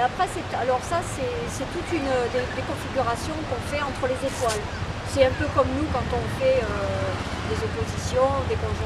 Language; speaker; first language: French; native; French